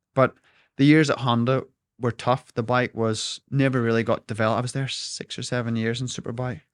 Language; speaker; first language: English; native; English